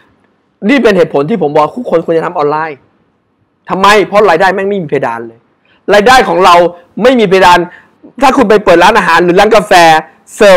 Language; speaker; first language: Thai; native; Thai